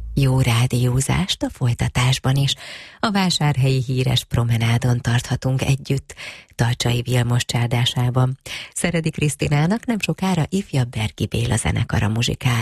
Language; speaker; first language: Hungarian; native; Hungarian